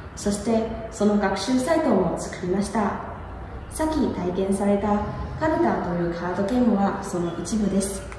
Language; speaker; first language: Japanese; non-native, learner; Chinese